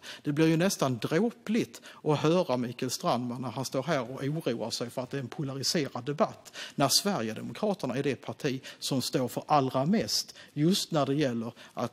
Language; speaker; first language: Swedish; native; Swedish